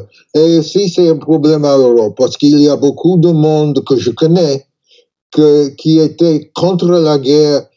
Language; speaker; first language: French; non-native, learner; English